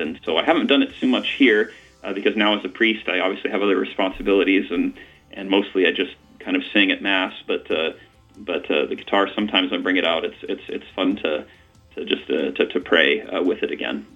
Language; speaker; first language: English; native; English